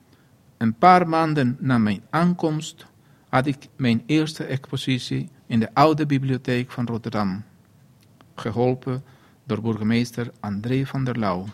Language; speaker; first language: Dutch; non-native, fluent; Spanish